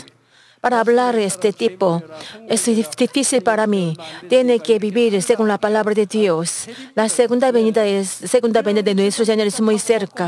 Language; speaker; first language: Spanish; non-native, fluent; Korean